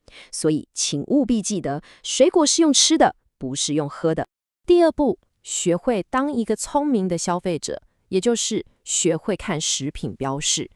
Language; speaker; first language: Chinese; native; Chinese